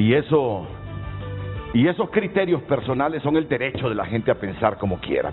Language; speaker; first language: Spanish; native; Spanish